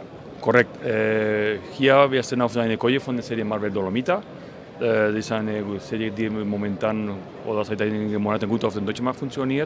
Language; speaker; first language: German; non-native, fluent; Spanish